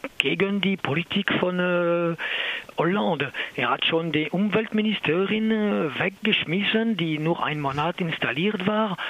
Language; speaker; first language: German; non-native, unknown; French